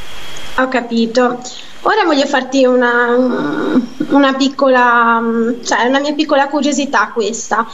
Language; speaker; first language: Italian; native; Italian